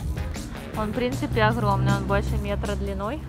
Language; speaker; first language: Russian; native; Russian